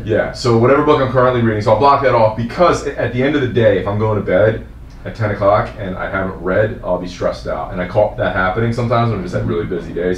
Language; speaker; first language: English; native; English